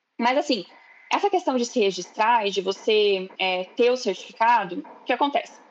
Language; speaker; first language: Portuguese; native; Portuguese